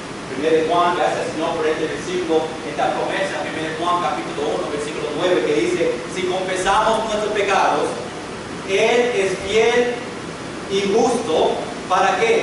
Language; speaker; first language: Spanish; non-native, fluent; English